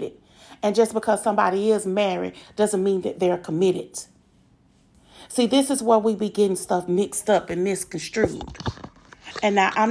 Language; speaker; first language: English; native; English